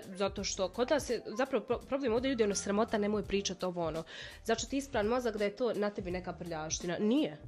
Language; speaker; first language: Croatian; non-native, fluent; Arabic